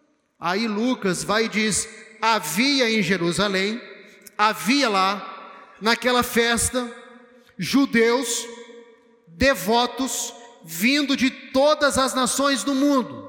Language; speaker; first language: Portuguese; native; Portuguese